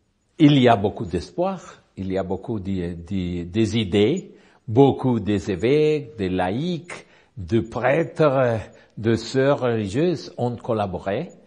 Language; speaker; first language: French; non-native, learner; Spanish